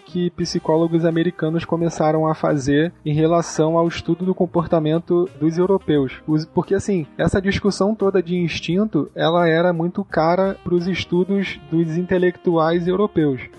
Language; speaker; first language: Portuguese; native; Portuguese